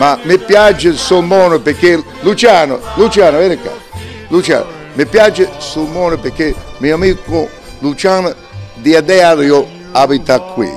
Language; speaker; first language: Italian; early bilingual, heritage; English